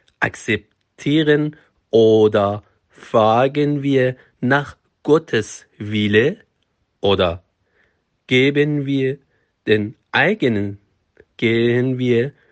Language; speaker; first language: German; non-native, fluent; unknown